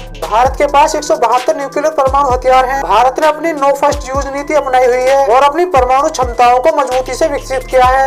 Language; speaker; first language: Hindi; native; Hindi